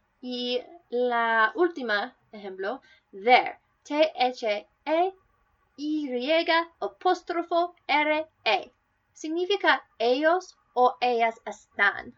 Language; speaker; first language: Spanish; non-native, learner; English